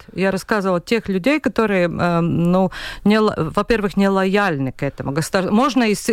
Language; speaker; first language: Russian; non-native, local second language; Latvian